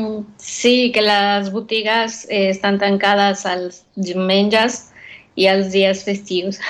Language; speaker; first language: Catalan; non-native, fluent; Spanish